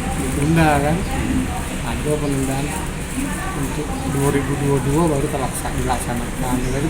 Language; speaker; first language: Indonesian; native; Indonesian